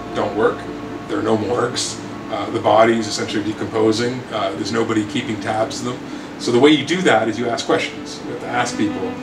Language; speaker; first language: English; native; English